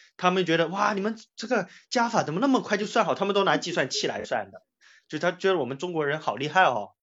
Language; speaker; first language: Chinese; native; Chinese